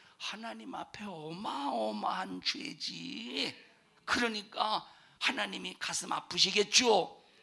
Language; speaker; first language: Korean; native; Korean